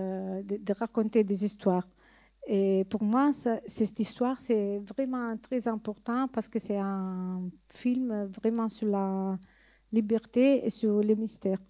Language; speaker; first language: French; non-native, learner; Italian